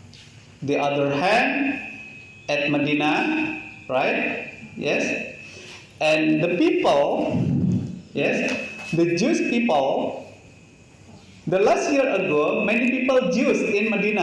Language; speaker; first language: English; non-native, learner; Indonesian